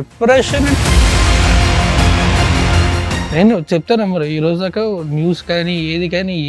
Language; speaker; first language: Telugu; native; Telugu